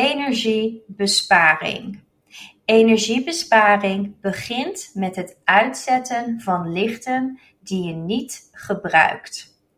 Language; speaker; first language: Dutch; native; Dutch